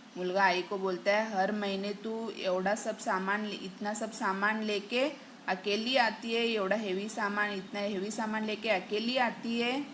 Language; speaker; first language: Hindi; non-native, local second language; Marathi